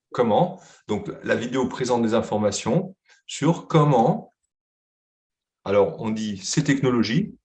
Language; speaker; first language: French; native; French